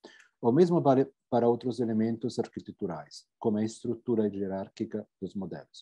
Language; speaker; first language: Portuguese; non-native, fluent; Italian